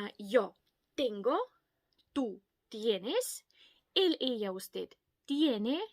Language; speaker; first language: Spanish; non-native, fluent; Ukrainian